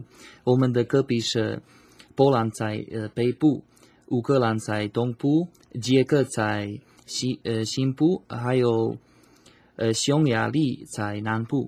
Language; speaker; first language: Chinese; non-native, fluent; Slovak